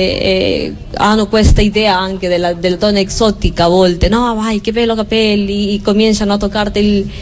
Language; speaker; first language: Italian; non-native, fluent; Spanish